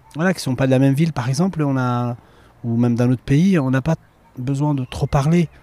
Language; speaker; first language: French; native; French